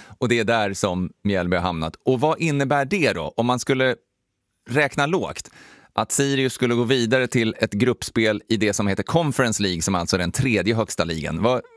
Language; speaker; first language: Swedish; native; Swedish